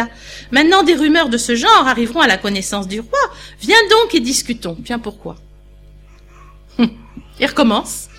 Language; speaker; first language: French; native; French